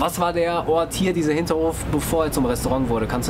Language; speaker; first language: German; native; German